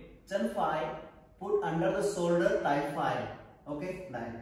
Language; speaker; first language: Vietnamese; non-native, learner; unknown